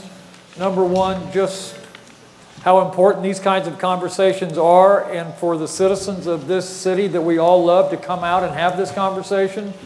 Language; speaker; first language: English; native; English